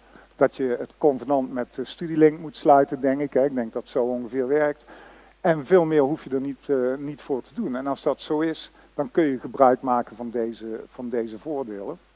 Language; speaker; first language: Dutch; native; Dutch